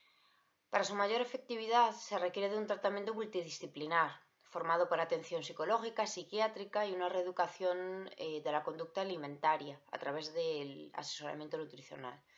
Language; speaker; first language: Spanish; native; Spanish